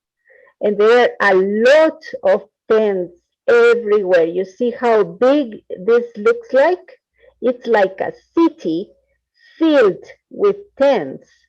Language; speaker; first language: English; non-native, fluent; Spanish